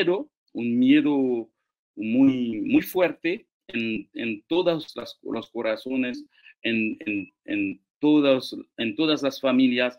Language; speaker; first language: Spanish; non-native, fluent; Haitian Creole